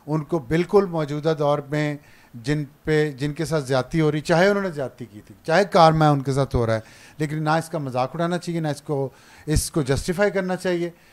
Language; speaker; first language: Urdu; non-native, local second language; Punjabi